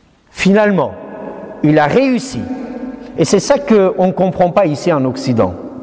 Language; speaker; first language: French; non-native, fluent; Syriac